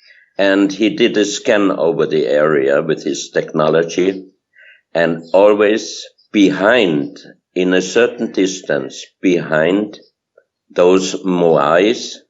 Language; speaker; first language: English; non-native, fluent; German